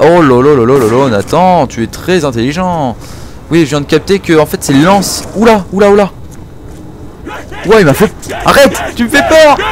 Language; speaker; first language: French; native; French